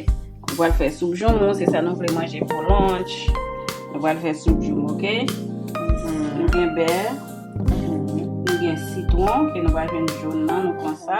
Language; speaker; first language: French; non-native, learner; Haitian Creole